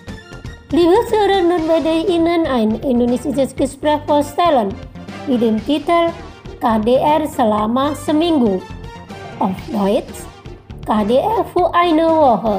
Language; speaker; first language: German; non-native, fluent; Indonesian